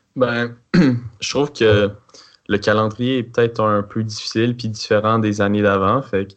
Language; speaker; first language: French; native; French